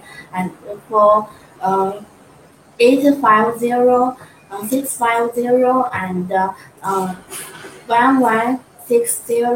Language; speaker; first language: English; non-native, learner; Chinese